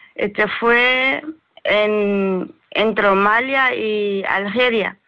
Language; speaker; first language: Spanish; non-native, learner; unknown